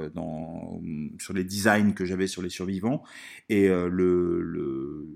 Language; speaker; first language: French; early bilingual, other home language; Italian